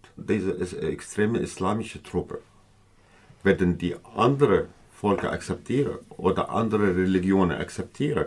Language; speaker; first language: German; non-native, learner; Kurdish